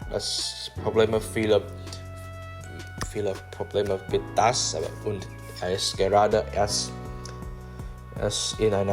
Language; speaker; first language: German; non-native, learner; English